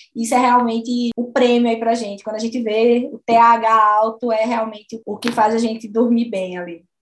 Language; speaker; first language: Portuguese; native; Portuguese